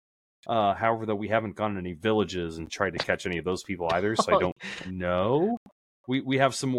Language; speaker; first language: English; native; English